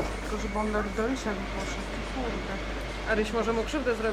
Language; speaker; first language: Polish; native; Polish